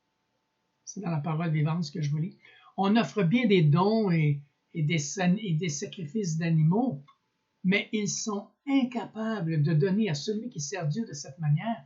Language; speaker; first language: French; native; French